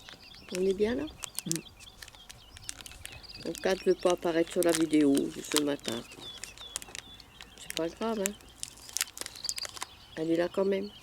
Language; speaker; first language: French; native; French